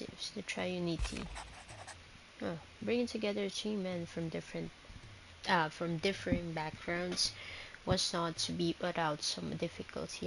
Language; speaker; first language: English; non-native, local second language; Filipino